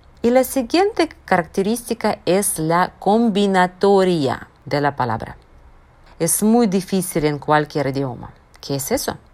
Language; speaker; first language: Spanish; non-native, fluent; Russian